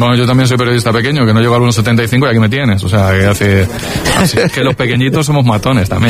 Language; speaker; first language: Spanish; native; Spanish